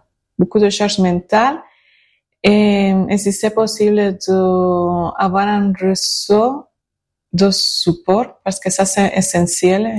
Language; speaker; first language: French; non-native, learner; Spanish